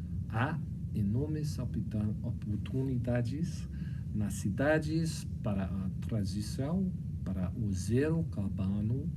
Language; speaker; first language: Portuguese; non-native, fluent; English